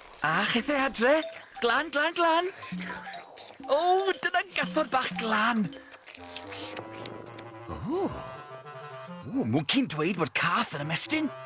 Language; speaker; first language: Welsh; native; Welsh